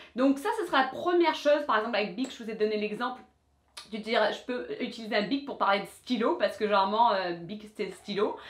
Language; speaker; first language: French; non-native, fluent; English